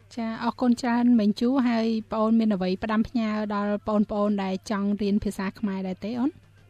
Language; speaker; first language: Khmer; native; Khmer